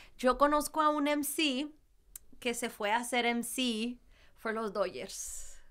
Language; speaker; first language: Spanish; early bilingual, heritage; Spanish